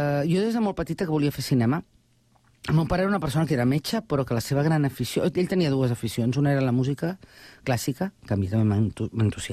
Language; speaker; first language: Catalan; native; Catalan